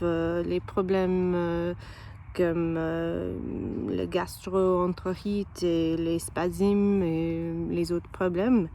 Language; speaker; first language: French; non-native, learner; English